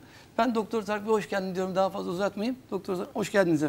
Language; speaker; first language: Turkish; native; Turkish